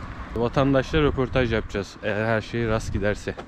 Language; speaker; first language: Turkish; native; Turkish